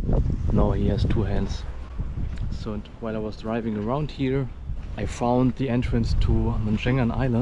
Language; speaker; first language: English; non-native, fluent; German